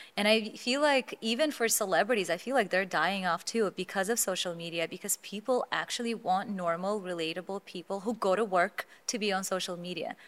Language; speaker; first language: English; non-native, fluent; Azerbaijani